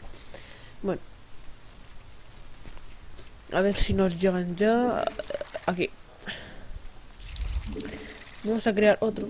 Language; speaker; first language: Spanish; native; Spanish